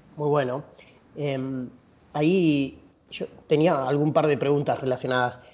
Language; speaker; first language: Spanish; native; Spanish